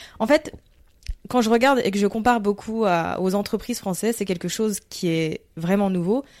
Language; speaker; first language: French; native; French